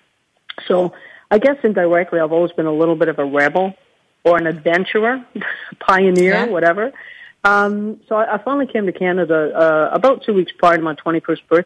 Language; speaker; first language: English; native; English